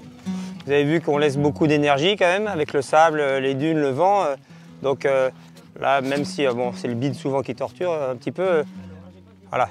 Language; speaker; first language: French; native; French